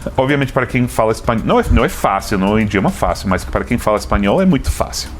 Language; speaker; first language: Portuguese; non-native, fluent; English